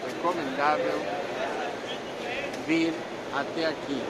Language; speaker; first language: Portuguese; non-native, fluent; Spanish